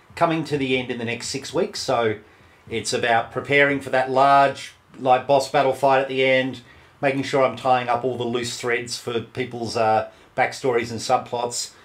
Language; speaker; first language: English; native; English